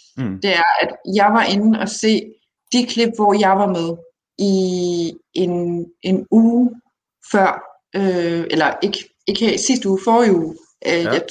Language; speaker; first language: Danish; early bilingual, other home language; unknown